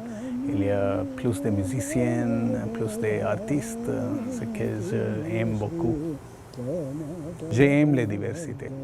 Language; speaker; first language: French; non-native, learner; Tamil